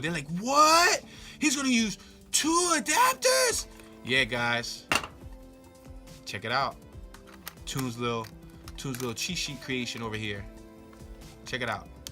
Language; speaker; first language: English; native; English